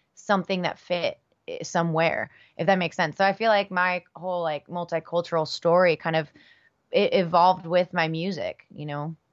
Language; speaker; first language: English; early bilingual, other home language; Spanish